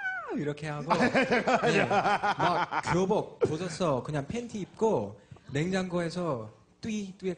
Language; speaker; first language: Korean; non-native, learner; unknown